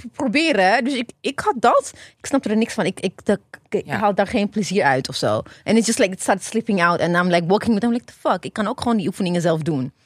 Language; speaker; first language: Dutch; non-native, fluent; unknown